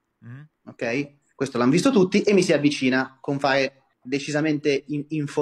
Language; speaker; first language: Italian; native; Italian